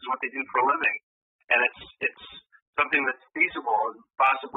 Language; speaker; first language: English; native; English